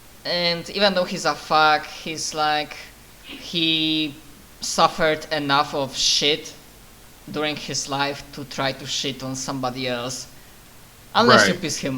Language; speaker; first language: English; non-native, fluent; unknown